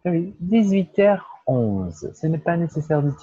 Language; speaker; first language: French; non-native, learner; Portuguese